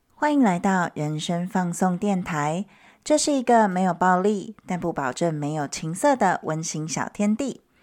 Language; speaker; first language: Chinese; native; Chinese